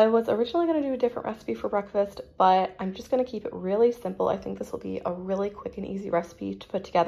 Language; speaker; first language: English; native; English